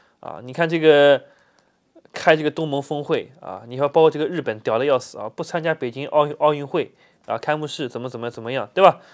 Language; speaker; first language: Chinese; native; Chinese